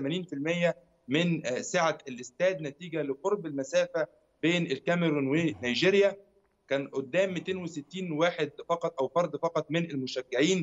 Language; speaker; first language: Arabic; native; Arabic